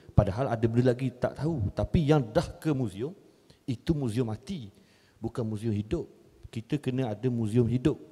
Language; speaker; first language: Malay; native; Malay